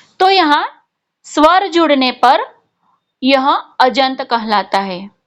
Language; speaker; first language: Hindi; non-native, local second language; Gujarati